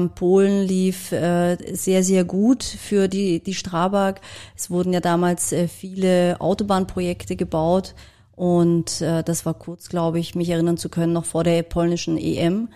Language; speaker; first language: German; early bilingual, other home language; Polish